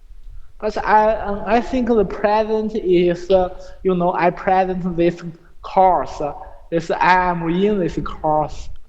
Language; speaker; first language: English; non-native, learner; Chinese